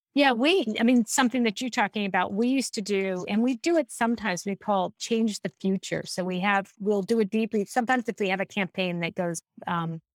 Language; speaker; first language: English; native; English